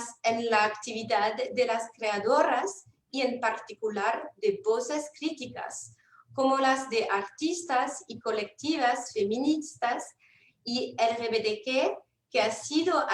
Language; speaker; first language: Spanish; non-native, fluent; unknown